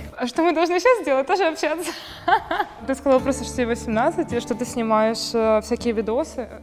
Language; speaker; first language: Russian; native; Russian